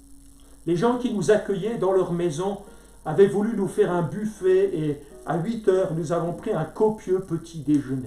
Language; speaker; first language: French; native; French